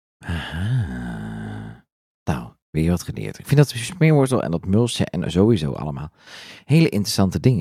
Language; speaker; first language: Dutch; native; Dutch